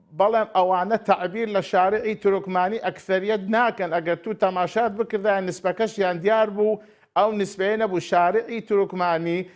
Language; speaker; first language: Central Kurdish; non-native, local second language; Turkish